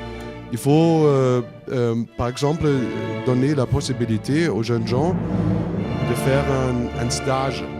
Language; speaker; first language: French; non-native, fluent; German